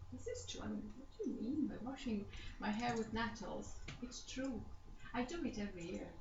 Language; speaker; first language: English; non-native, fluent; Romanian